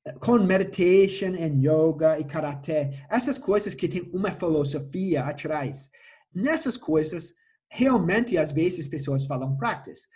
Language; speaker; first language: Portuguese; non-native, fluent; English